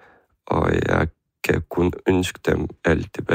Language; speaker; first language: Danish; non-native, fluent; Ukrainian